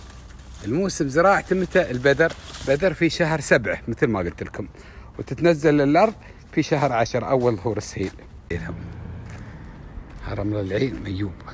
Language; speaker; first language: Arabic; native; Arabic